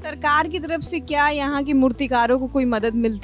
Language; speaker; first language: Hindi; native; Hindi